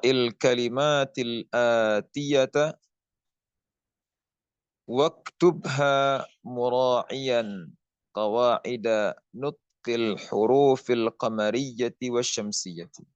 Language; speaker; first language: Arabic; non-native, fluent; Indonesian